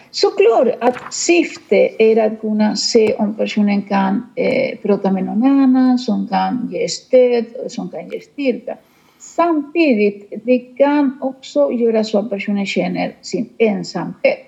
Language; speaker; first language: Swedish; non-native, fluent; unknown